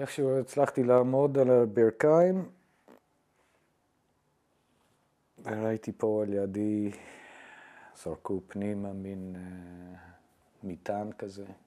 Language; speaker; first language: Hebrew; non-native, fluent; English